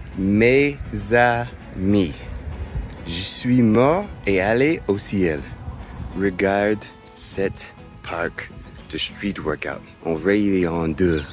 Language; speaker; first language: French; non-native, fluent; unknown